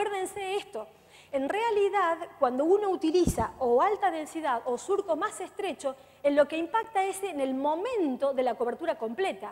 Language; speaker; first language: Spanish; native; Spanish